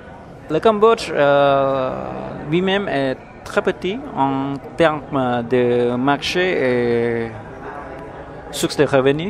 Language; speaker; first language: French; non-native, fluent; Khmer